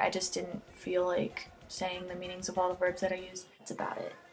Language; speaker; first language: English; native; English